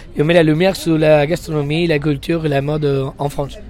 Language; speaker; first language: French; non-native, fluent; Spanish